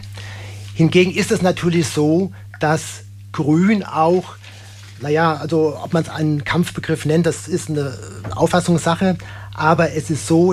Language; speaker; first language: German; native; German